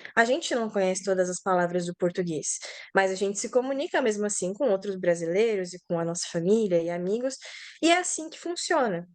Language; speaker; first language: Portuguese; native; Portuguese